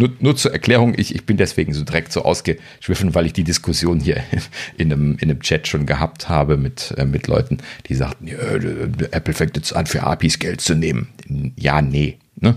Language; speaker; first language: German; native; German